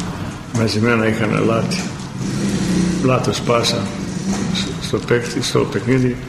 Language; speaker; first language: Greek; non-native, fluent; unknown